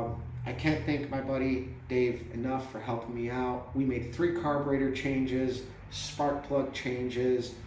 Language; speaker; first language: English; native; English